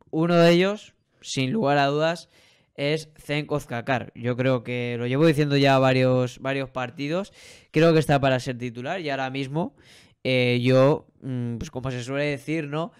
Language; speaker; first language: Spanish; native; Spanish